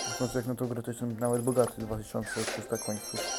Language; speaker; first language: Polish; native; Polish